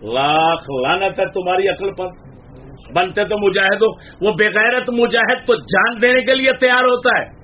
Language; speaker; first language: Urdu; non-native, local second language; Punjabi